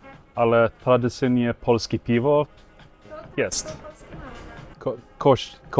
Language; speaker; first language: Polish; non-native, learner; Norwegian